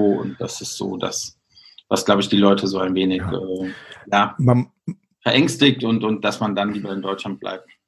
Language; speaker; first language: German; native; German